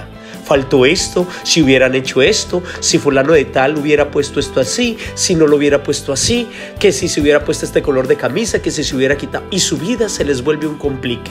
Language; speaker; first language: Spanish; native; Spanish